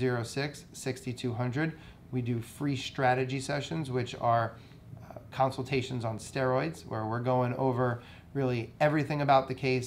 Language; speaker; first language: English; native; English